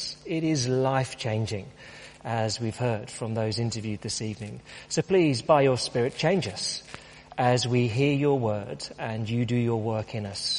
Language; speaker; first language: English; native; English